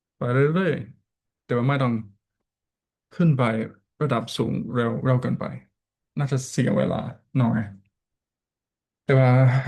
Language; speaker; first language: Thai; non-native, learner; English